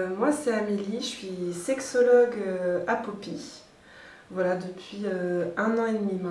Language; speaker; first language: French; native; French